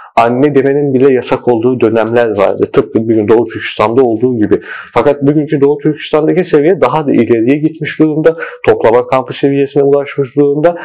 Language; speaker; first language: Turkish; early bilingual, heritage; Turkish